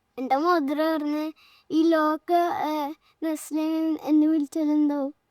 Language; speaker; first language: Malayalam; early bilingual, heritage; Malayalam